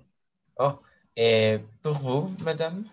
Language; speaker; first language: French; non-native, learner; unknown